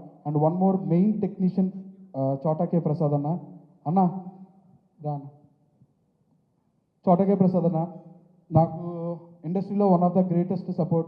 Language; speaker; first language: Telugu; native; Telugu